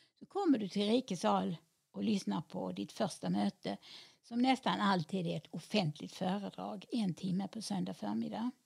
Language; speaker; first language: Swedish; native; Swedish